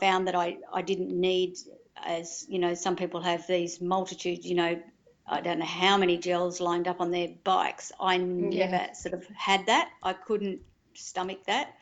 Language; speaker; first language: English; native; English